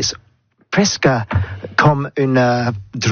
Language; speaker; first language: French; non-native, learner; English